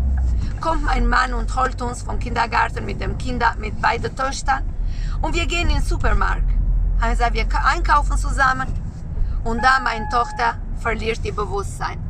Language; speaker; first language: German; non-native, learner; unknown